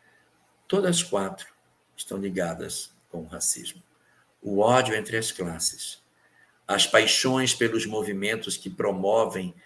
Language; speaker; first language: Portuguese; native; Portuguese